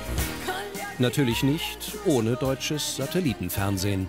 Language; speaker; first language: German; native; German